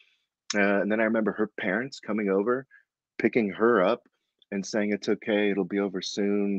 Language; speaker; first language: English; native; English